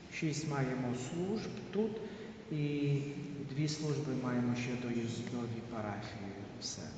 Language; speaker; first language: Ukrainian; native; Ukrainian